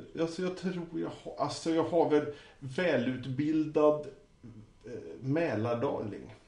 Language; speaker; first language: Swedish; native; Swedish